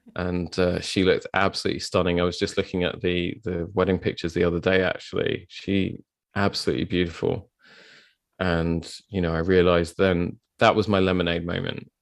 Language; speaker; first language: English; native; English